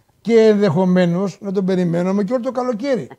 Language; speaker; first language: Greek; native; Greek